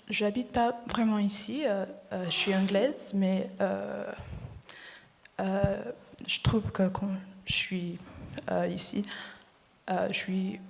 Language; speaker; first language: French; non-native, learner; English